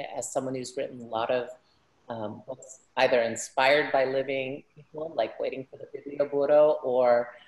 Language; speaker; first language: English; early bilingual, other home language; Spanish